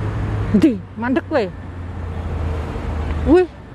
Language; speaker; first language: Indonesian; non-native, local second language; Javanese